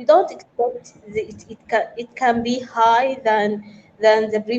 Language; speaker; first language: English; non-native, fluent; Arabic